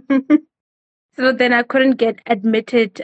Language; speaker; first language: English; non-native, local second language; Northern Sotho